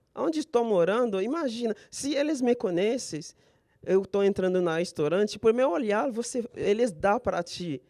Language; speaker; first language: Portuguese; non-native, fluent; Haitian Creole